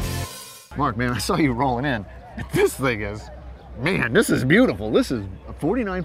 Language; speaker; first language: English; native; English